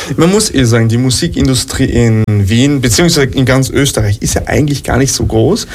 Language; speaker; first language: German; native; German